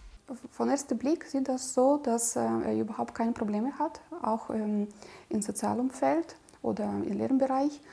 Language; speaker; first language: German; non-native, fluent; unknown